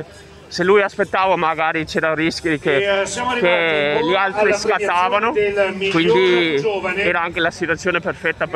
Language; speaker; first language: Italian; non-native, fluent; Danish